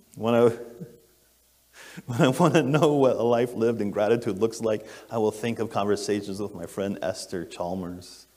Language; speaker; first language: English; native; English